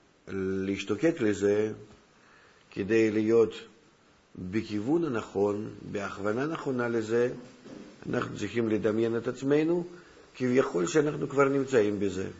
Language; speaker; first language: Hebrew; non-native, fluent; Russian